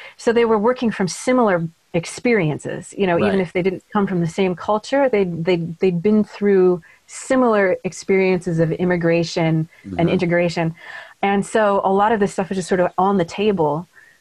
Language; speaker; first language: English; native; English